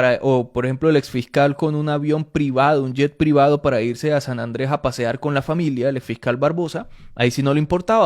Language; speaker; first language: Spanish; native; Spanish